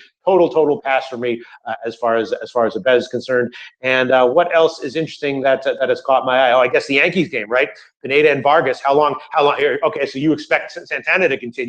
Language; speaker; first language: English; native; English